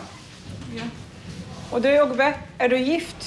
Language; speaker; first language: Swedish; non-native, fluent; Arabic